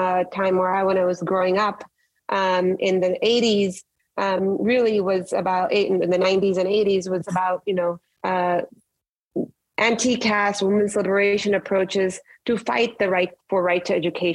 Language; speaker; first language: English; non-native, local second language; Marathi